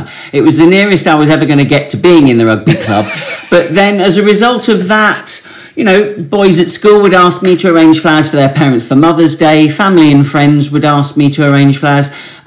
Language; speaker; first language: English; native; English